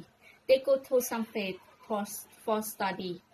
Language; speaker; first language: English; non-native, learner; Thai